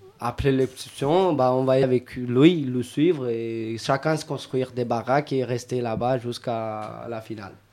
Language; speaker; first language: French; non-native, fluent; Romany